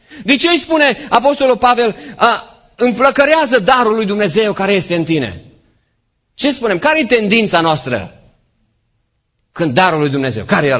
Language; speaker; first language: Romanian; native; Romanian